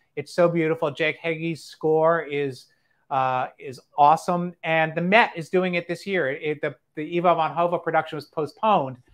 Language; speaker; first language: English; native; English